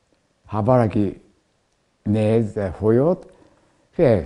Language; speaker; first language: Hungarian; non-native, learner; Japanese